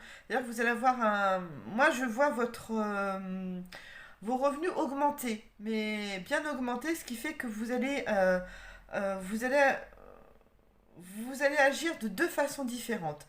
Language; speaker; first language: French; native; French